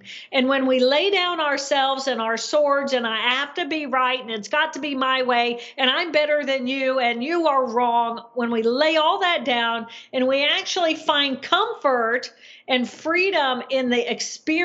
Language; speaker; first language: English; native; English